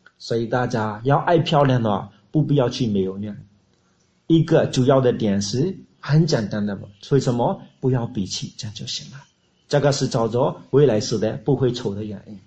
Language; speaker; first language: Chinese; non-native, learner; Burmese